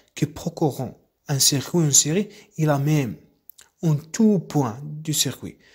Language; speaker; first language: French; non-native, local second language; Arabic